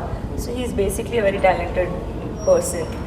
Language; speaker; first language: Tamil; non-native, local second language; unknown